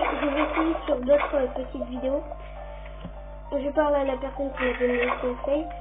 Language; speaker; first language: French; native; French